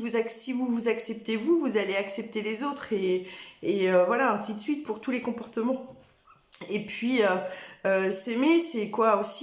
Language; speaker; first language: French; native; French